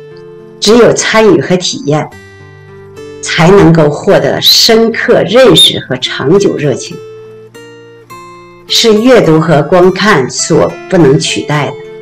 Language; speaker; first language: Chinese; native; Chinese